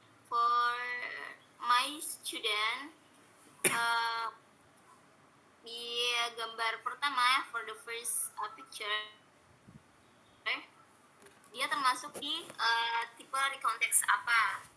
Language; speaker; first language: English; non-native, learner; Indonesian